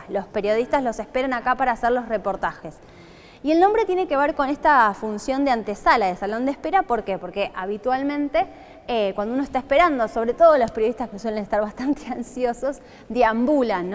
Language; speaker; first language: Spanish; native; Spanish